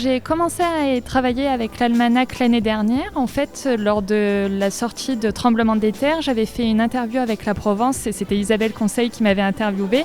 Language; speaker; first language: French; native; French